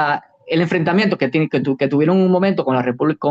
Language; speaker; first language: Spanish; native; Spanish